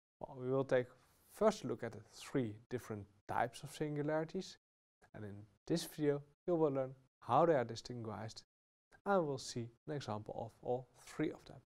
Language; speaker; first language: English; non-native, fluent; Dutch